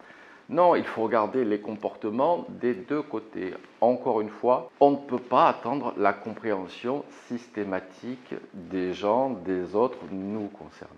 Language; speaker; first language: French; native; French